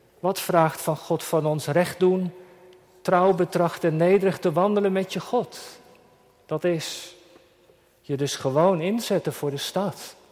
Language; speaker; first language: Dutch; native; Dutch